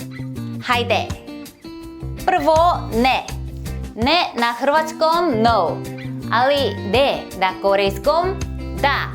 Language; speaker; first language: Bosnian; non-native, learner; Korean